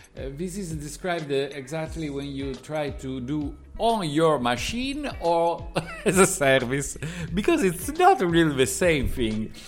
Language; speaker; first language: English; non-native, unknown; Italian